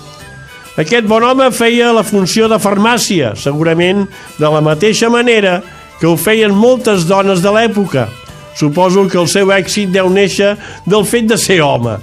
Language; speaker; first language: Catalan; native; Catalan